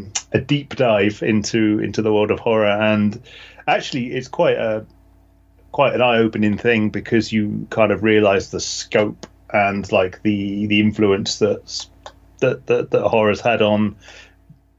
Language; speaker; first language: English; native; English